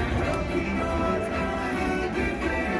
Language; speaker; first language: Urdu; native; Urdu